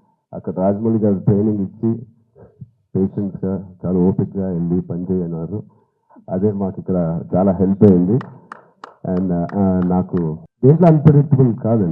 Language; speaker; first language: Telugu; native; Telugu